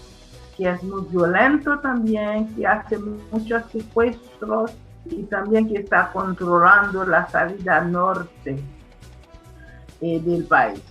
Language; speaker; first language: Spanish; non-native, fluent; Haitian Creole